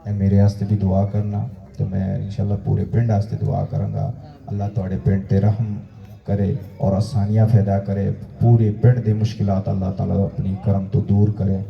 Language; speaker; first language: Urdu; non-native, local second language; Pashto